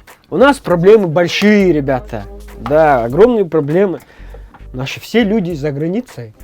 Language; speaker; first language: Russian; non-native, local second language; Kyrgyz